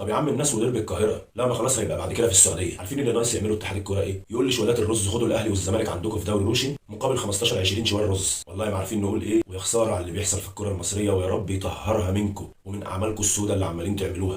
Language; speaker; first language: Arabic; native; Arabic